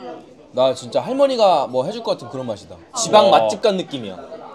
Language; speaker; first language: Korean; native; Korean